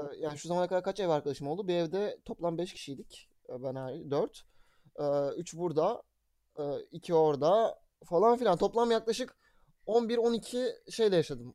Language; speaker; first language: Turkish; native; Turkish